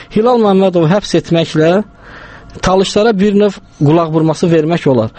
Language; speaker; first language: Azerbaijani; non-native, local second language; Talysh